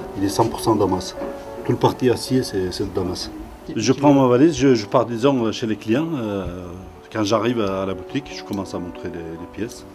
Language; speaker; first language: French; non-native, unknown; Turkish